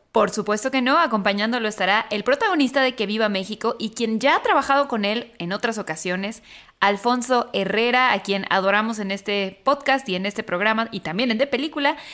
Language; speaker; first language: Spanish; native; Spanish